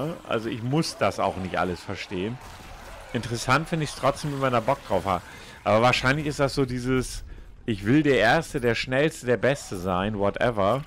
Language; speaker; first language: German; native; German